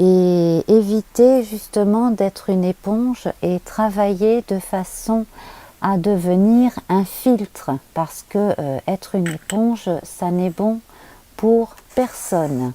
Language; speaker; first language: French; native; French